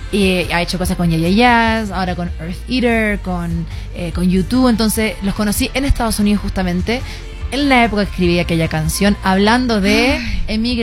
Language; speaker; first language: Spanish; native; Spanish